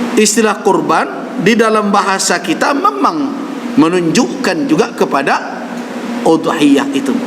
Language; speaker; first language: Malay; non-native, local second language; Minangkabau